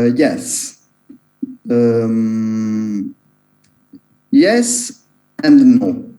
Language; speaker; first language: English; non-native, learner; Italian